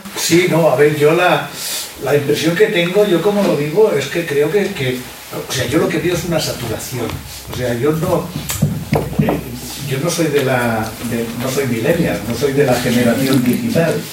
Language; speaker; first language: Spanish; native; Spanish